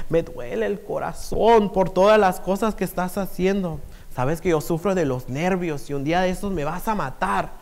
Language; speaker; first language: Spanish; early bilingual, heritage; Spanish